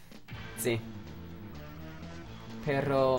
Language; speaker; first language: Spanish; non-native, learner; English